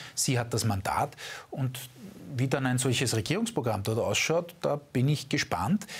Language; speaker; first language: German; native; German